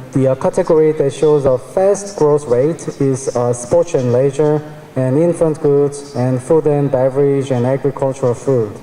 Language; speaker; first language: English; non-native, fluent; Korean